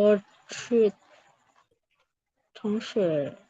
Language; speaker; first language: Chinese; non-native, learner; Burmese